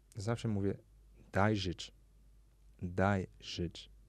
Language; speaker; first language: Polish; non-native, fluent; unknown